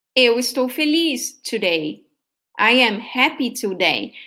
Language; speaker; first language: English; non-native, fluent; Portuguese